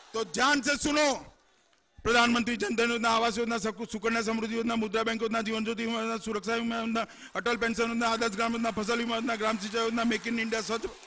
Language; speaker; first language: Hindi; non-native, local second language; Gujarati